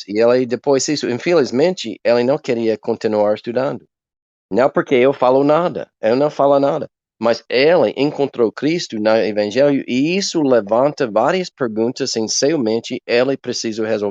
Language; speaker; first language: Portuguese; non-native, learner; English